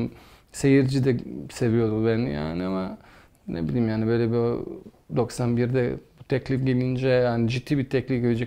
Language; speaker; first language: Turkish; non-native, fluent; Bosnian